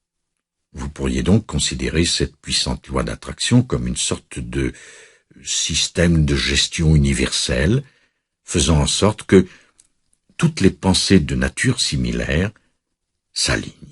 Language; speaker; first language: French; native; French